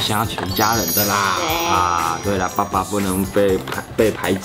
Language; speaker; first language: Chinese; native; Chinese